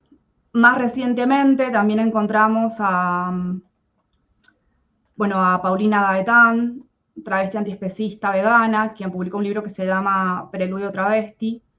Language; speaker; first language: Spanish; native; Spanish